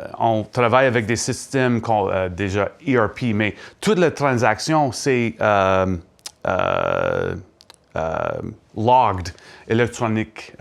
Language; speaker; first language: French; non-native, learner; English